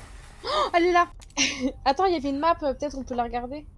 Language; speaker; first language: French; native; French